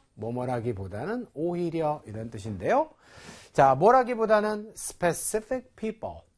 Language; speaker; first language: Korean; native; Korean